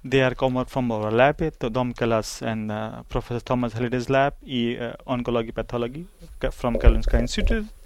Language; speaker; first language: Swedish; non-native, learner; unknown